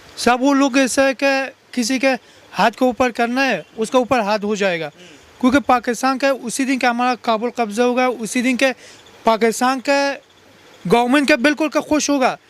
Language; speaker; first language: Hindi; non-native, learner; Pashto